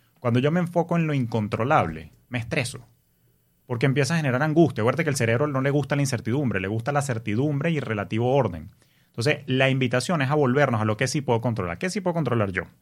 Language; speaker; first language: Spanish; native; Spanish